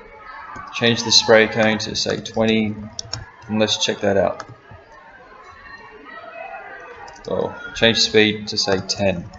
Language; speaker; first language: English; native; English